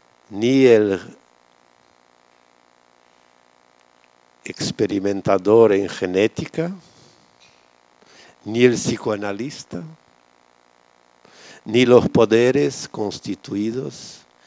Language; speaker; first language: Spanish; non-native, fluent; Hungarian